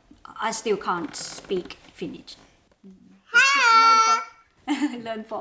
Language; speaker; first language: English; non-native, learner; Thai